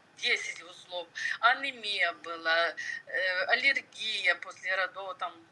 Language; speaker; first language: Russian; non-native, local second language; Ukrainian